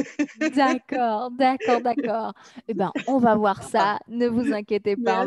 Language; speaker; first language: French; native; French